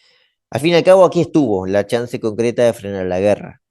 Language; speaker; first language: Spanish; native; Spanish